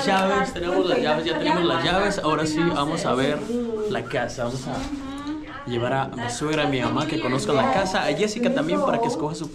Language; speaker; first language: Spanish; native; Spanish